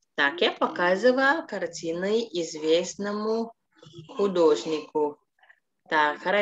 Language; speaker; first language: Russian; non-native, fluent; Indonesian